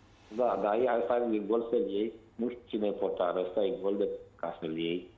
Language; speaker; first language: Romanian; native; Romanian